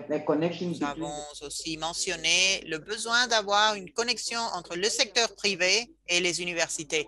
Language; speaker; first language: French; non-native, fluent; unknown